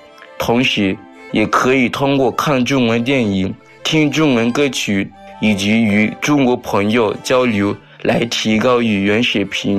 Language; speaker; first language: Chinese; non-native, fluent; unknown